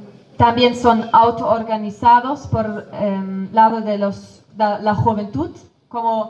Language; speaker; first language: Spanish; non-native, fluent; Kurdish